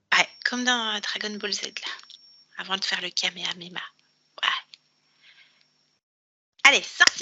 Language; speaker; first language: French; native; French